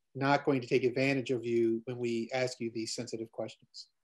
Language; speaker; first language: English; native; English